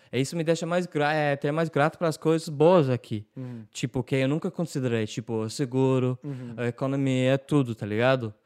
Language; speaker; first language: Portuguese; non-native, learner; English